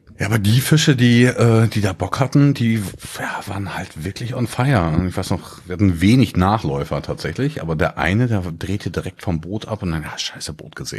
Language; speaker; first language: German; native; German